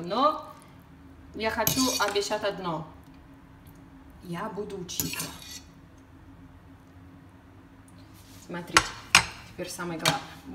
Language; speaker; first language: Russian; non-native, fluent; Italian